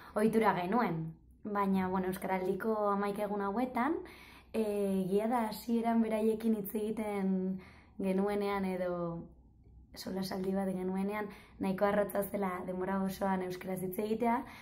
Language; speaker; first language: Basque; non-native, local second language; Spanish